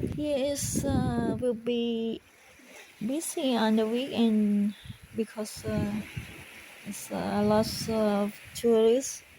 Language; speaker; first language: English; non-native, learner; Thai